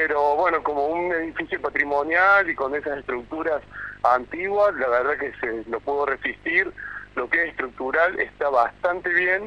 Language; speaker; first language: Spanish; native; Spanish